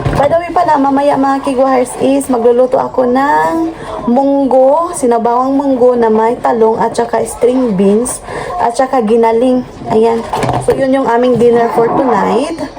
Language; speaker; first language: Filipino; non-native, local second language; Cebuano